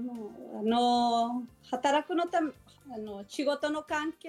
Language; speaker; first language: Japanese; non-native, learner; Spanish